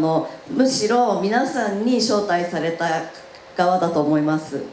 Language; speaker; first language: Japanese; non-native, fluent; Korean